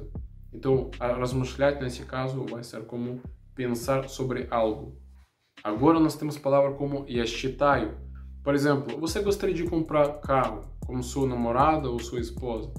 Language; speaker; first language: Portuguese; non-native, learner; Russian